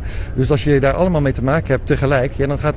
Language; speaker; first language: Dutch; native; Dutch